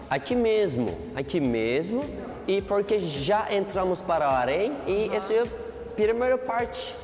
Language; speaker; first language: Portuguese; non-native, learner; Turkish